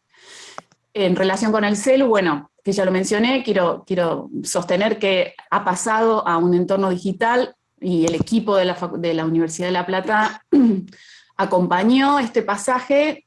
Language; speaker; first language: Spanish; native; Spanish